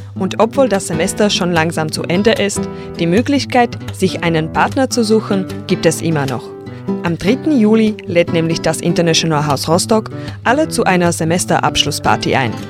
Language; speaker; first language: German; native; German